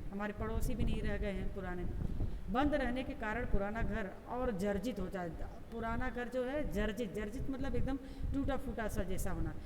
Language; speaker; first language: Hindi; non-native, local second language; Gujarati